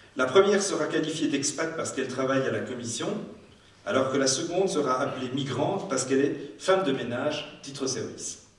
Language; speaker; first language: French; native; French